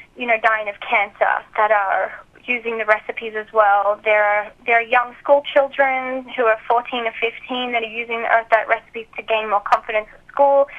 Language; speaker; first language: English; native; English